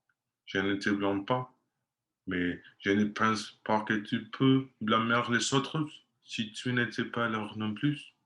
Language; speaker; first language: French; non-native, learner; Spanish